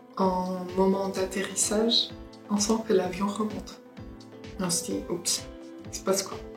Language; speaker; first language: French; early bilingual, other home language; Portuguese